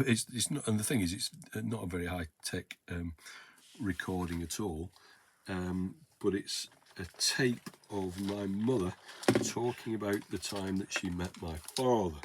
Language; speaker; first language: English; native; English